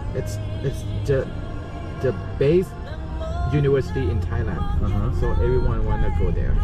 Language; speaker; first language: English; non-native, fluent; Thai